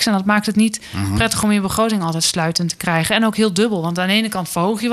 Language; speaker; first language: Dutch; native; Dutch